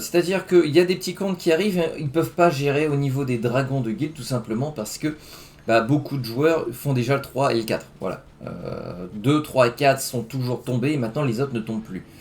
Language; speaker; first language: French; native; French